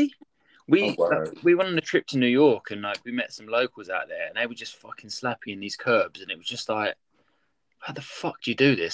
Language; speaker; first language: English; native; English